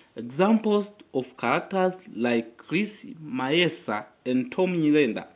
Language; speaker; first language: English; non-native, local second language; Swahili